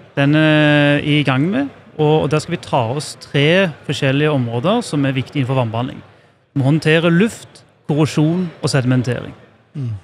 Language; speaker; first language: Norwegian; native; Norwegian